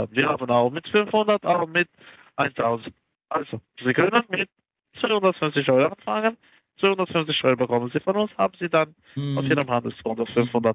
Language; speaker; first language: German; non-native, learner; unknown